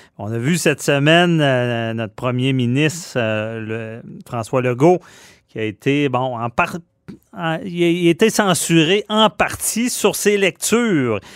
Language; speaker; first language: French; native; French